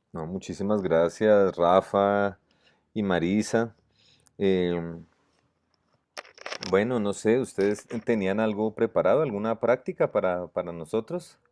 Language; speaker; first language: Spanish; native; Spanish